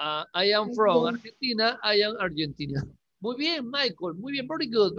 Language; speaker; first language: English; non-native, learner; Spanish